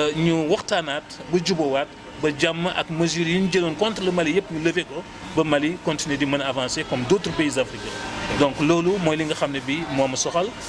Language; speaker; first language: Wolof; non-native, local second language; Fula